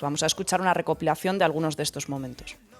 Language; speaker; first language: Spanish; native; Spanish